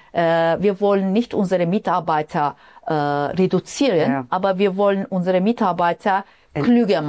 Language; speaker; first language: German; non-native, fluent; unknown